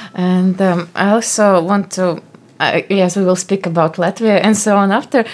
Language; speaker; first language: English; non-native, fluent; Latvian